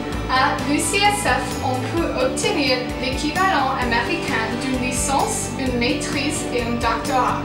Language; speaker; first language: French; non-native, learner; English